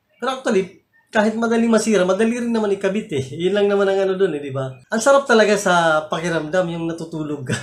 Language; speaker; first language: Filipino; native; Filipino